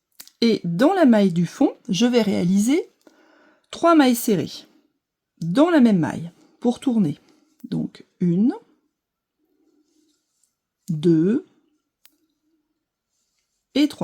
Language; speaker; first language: French; native; French